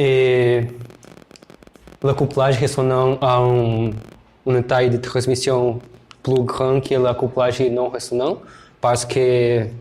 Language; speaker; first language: French; non-native, learner; Portuguese